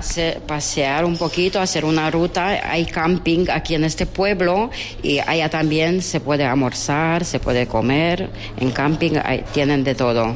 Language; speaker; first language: Spanish; non-native, learner; Romanian